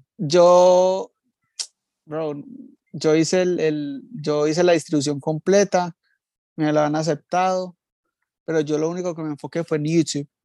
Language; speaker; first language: Spanish; native; Spanish